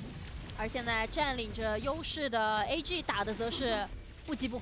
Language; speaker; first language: Chinese; native; Chinese